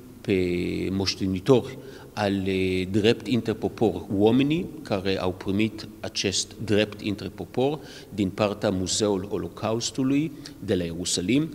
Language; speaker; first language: Romanian; early bilingual, heritage; Romanian